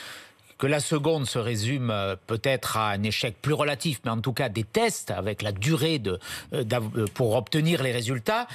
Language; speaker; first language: French; native; French